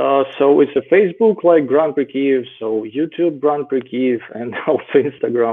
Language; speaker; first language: English; non-native, fluent; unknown